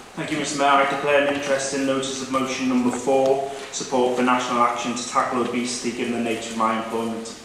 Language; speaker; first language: English; native; English